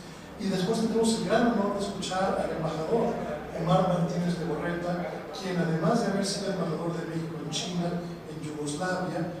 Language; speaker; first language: Spanish; native; Spanish